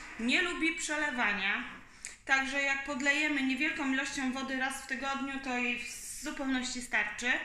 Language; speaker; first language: Polish; native; Polish